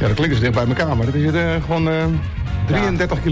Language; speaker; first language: Dutch; native; Dutch